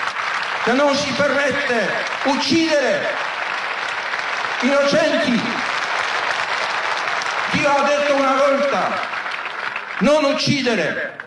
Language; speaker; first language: Italian; non-native, fluent; Polish